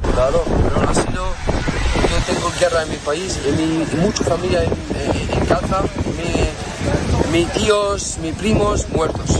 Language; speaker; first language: Spanish; non-native, learner; Arabic